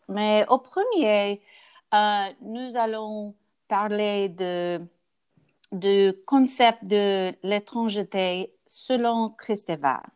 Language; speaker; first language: French; non-native, learner; English